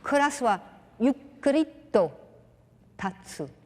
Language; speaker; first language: Japanese; non-native, learner; English